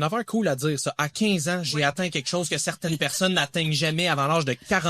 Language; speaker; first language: French; native; French